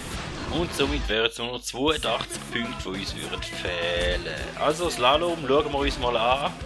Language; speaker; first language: German; native; German